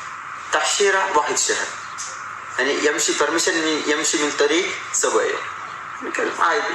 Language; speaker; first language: Arabic; non-native, learner; Malayalam